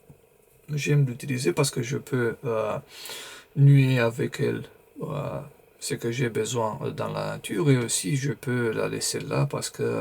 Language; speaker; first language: French; non-native, fluent; Romanian